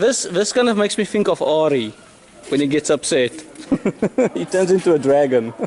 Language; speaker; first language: English; native; English